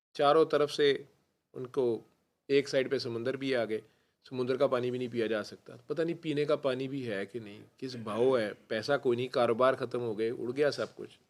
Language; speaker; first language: Urdu; non-native, local second language; Punjabi